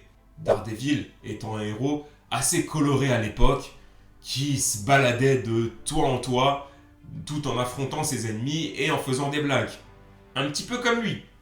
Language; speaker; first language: French; native; French